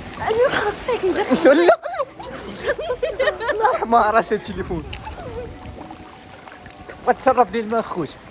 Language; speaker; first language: Arabic; native; Arabic